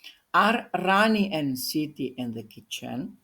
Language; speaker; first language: English; non-native, fluent; Indonesian